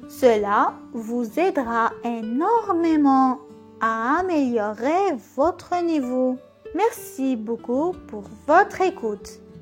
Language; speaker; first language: French; non-native, local second language; Arabic